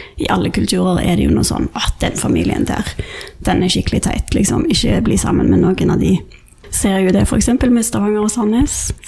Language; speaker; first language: Norwegian; native; Norwegian